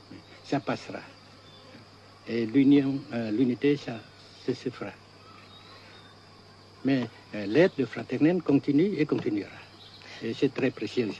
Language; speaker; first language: French; non-native, fluent; Vietnamese